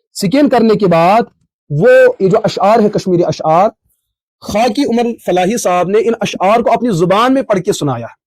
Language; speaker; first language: Urdu; non-native, local second language; Kashmiri